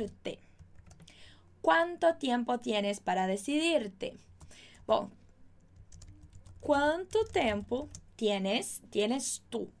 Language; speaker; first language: Spanish; non-native, fluent; Portuguese